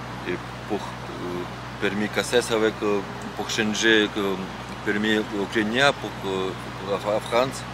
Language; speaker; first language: French; non-native, learner; Ukrainian